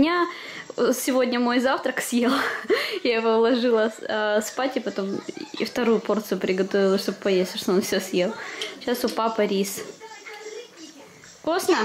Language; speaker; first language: Russian; native; Russian